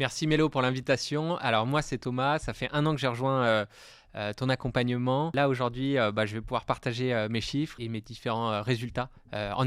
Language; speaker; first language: French; native; French